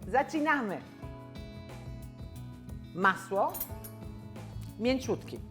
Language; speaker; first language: Polish; non-native, learner; Italian